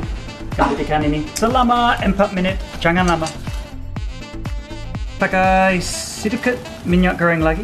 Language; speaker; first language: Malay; non-native, learner; English